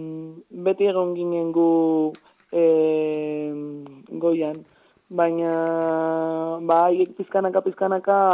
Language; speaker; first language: Basque; non-native, local second language; Spanish